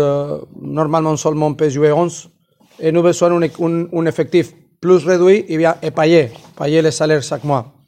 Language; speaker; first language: French; non-native, fluent; Spanish